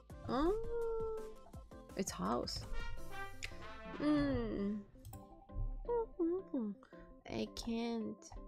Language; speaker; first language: English; non-native, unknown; Japanese